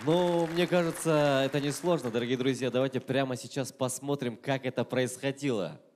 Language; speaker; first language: Russian; non-native, local second language; Kazakh